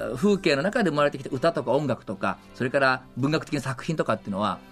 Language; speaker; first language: Japanese; native; Japanese